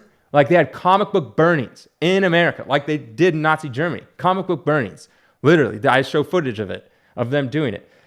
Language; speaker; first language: English; native; English